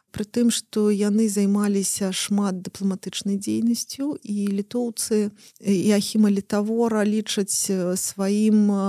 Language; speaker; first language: Belarusian; non-native, local second language; Russian